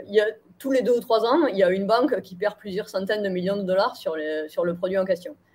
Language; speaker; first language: French; native; French